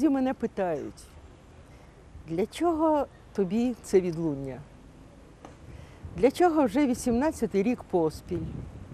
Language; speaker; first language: Ukrainian; native; Ukrainian